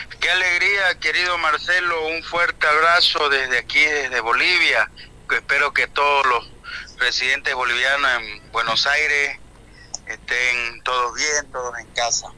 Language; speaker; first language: Spanish; native; Spanish